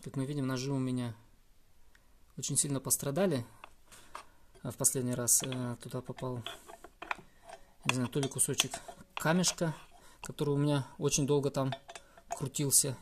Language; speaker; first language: Russian; native; Russian